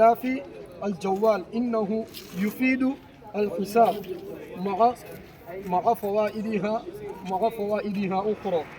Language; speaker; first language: Arabic; non-native, learner; Urdu